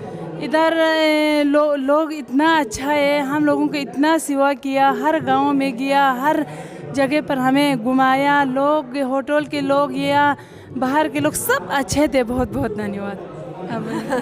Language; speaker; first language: Hindi; non-native, local second language; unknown